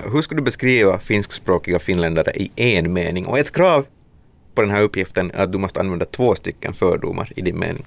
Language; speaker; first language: Swedish; native; Swedish